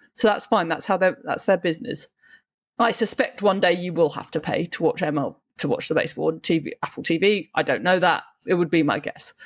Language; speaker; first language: English; native; English